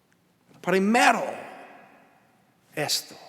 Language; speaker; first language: Spanish; non-native, learner; English